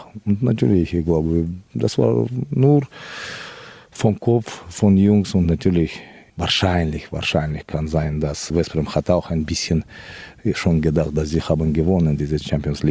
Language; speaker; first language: German; non-native, fluent; Russian